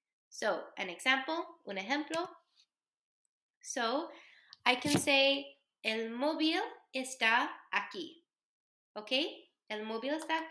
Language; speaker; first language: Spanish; non-native, learner; English